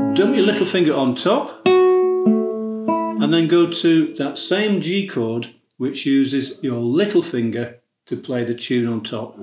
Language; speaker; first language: English; native; English